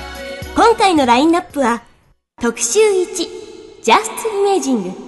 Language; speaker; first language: Japanese; native; Japanese